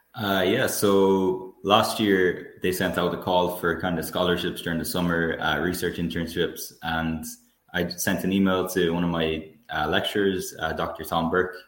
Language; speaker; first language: English; native; English